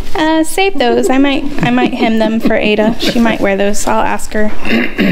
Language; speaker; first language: English; native; English